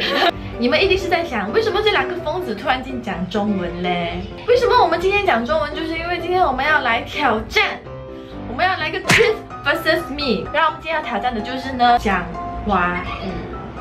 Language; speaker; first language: Chinese; non-native, local second language; English